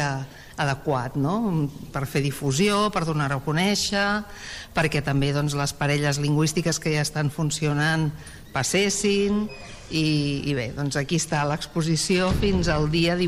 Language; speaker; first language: Catalan; native; Catalan